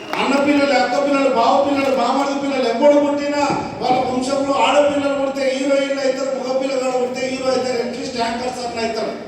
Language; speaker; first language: Telugu; native; Telugu